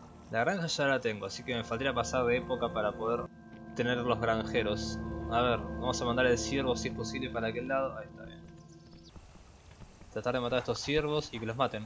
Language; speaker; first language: Spanish; native; Spanish